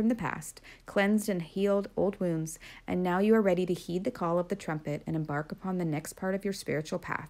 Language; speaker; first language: English; native; English